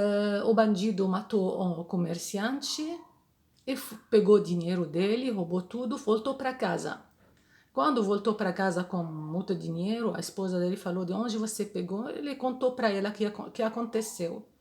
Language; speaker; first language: Portuguese; non-native, fluent; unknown